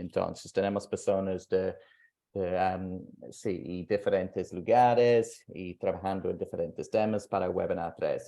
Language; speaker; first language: Spanish; non-native, fluent; English